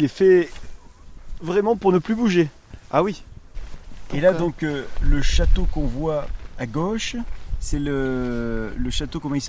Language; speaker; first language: French; native; French